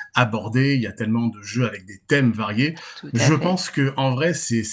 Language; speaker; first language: French; native; French